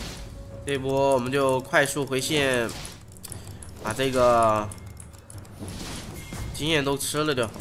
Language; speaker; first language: Chinese; native; Chinese